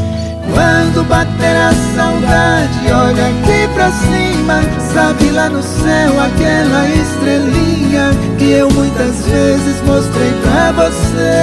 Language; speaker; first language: Portuguese; native; Portuguese